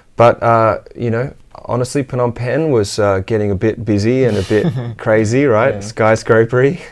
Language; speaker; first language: English; native; English